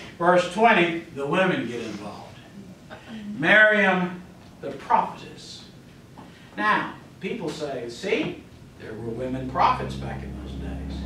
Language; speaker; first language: English; native; English